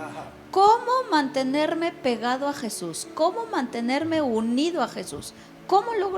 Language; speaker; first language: Spanish; native; Spanish